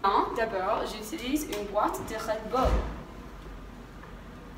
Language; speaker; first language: French; non-native, learner; English